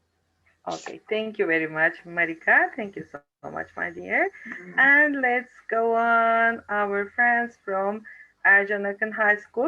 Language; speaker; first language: English; non-native, fluent; Turkish